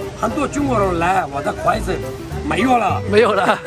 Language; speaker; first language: Chinese; non-native, learner; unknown